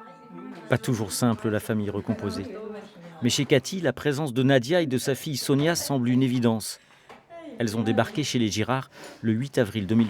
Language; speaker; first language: French; native; French